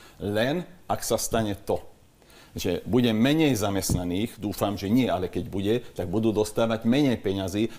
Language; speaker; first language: Slovak; non-native, local second language; Hungarian